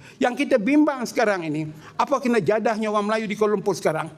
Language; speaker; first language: Malay; native; Malay